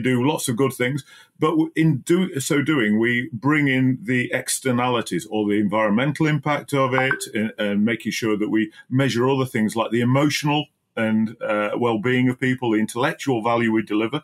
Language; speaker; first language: English; native; English